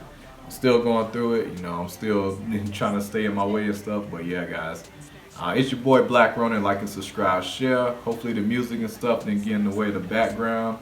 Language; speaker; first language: English; native; English